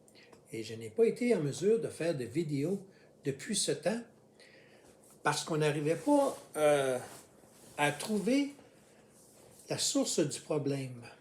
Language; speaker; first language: French; native; French